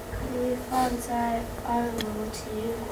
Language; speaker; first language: Chinese; non-native, learner; English